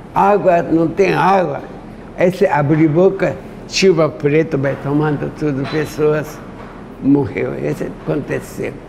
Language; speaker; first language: Portuguese; non-native, learner; Japanese